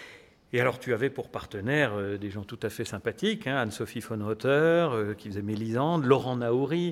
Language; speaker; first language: French; native; French